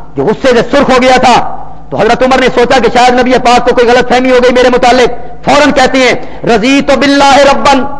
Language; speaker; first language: Urdu; non-native, local second language; Punjabi